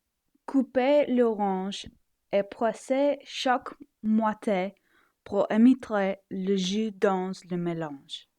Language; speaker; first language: French; non-native, learner; English